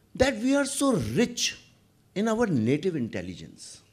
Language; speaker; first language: English; non-native, local second language; Hindi